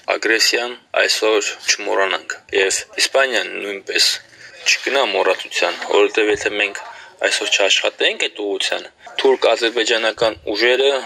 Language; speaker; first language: Armenian; early bilingual, heritage; Armenian